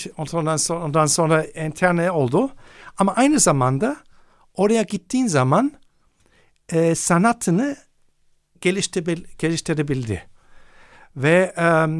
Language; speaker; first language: Turkish; non-native, fluent; German